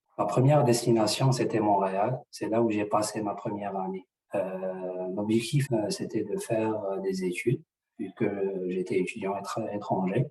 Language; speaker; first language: French; non-native, local second language; Arabic